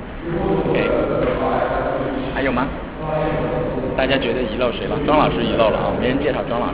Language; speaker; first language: Chinese; native; Chinese